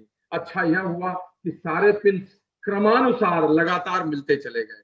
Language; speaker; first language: Hindi; native; Hindi